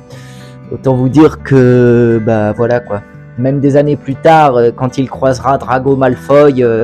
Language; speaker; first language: French; native; French